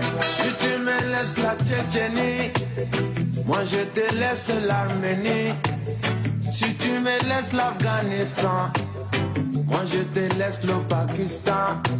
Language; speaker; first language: French; native; French